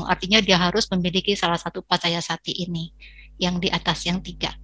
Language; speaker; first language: Indonesian; native; Indonesian